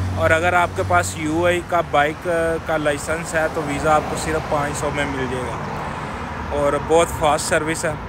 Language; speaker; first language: Urdu; non-native, local second language; Punjabi